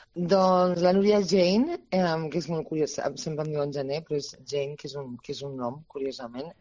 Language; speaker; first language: Catalan; native; Catalan